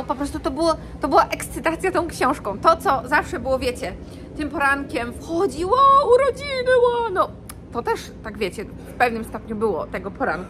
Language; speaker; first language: Polish; native; Polish